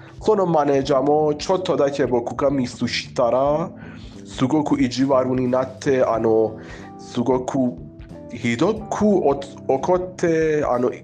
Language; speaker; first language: Japanese; non-native, fluent; Persian